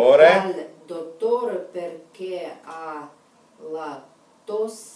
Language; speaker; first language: Italian; non-native, learner; Russian